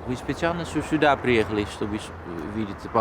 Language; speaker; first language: Russian; non-native, fluent; Dutch